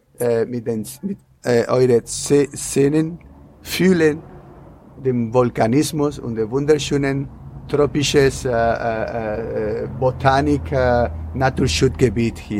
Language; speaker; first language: German; non-native, learner; Spanish